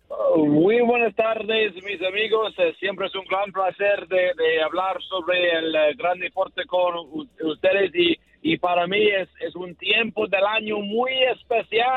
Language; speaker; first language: Spanish; non-native, learner; English